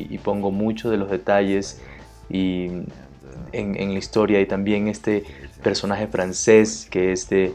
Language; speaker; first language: Spanish; non-native, fluent; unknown